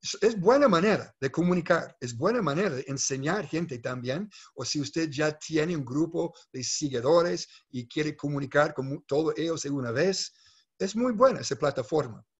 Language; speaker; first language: Spanish; non-native, fluent; English